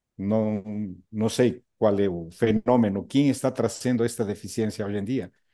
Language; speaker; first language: Portuguese; non-native, fluent; Spanish